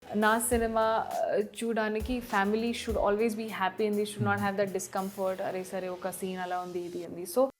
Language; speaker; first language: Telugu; non-native, fluent; Hindi